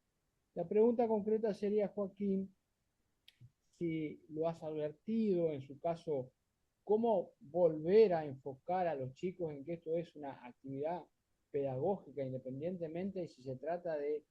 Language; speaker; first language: Spanish; native; Spanish